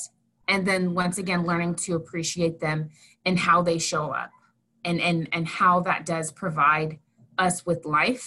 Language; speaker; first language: English; native; English